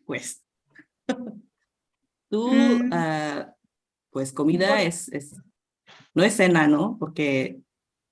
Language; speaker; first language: Spanish; non-native, fluent; Indonesian